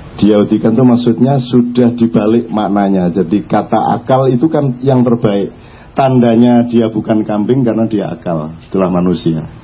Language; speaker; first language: Indonesian; non-native, local second language; Javanese